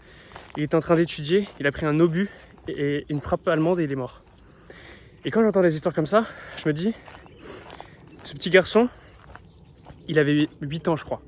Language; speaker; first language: French; native; French